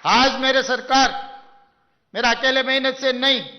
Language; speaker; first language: Hindi; non-native, local second language; Telugu